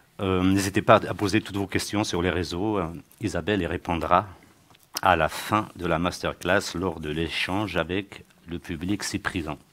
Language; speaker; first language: French; native; French